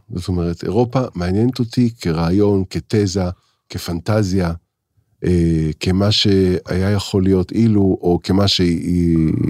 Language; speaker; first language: Hebrew; native; Hebrew